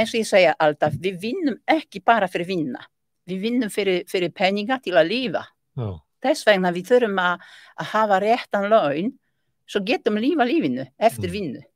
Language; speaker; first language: Icelandic; non-native, learner; Polish